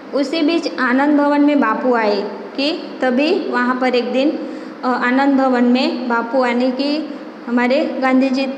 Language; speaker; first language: Hindi; non-native, local second language; Gujarati